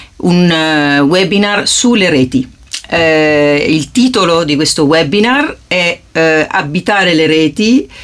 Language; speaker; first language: Italian; non-native, fluent; Spanish